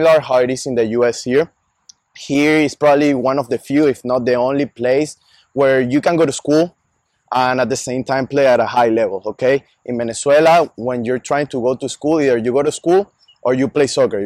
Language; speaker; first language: English; non-native, fluent; Spanish